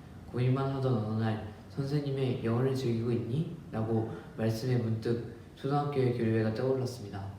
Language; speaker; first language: Korean; early bilingual, other home language; Japanese